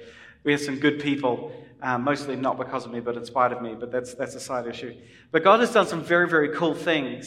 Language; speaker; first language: English; native; English